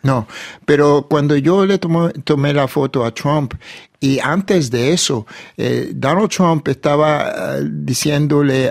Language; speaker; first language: Spanish; early bilingual, heritage; Spanish